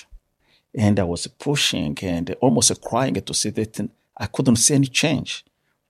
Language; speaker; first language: English; non-native, local second language; Kinyarwanda